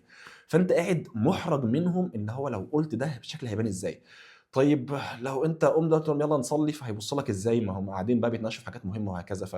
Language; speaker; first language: Arabic; native; Arabic